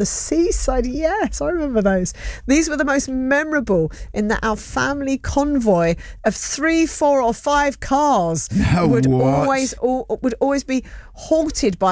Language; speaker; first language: English; native; English